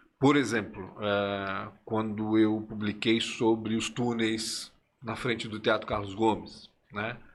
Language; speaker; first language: Portuguese; early bilingual, other home language; Spanish